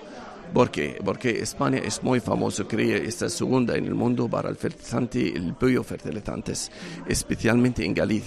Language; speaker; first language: Spanish; non-native, learner; Arabic